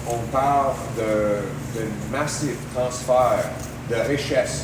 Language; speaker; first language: French; non-native, local second language; English